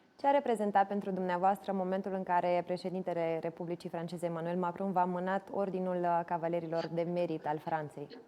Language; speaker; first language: Romanian; native; Romanian